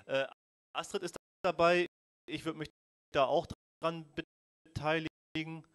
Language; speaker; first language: German; native; German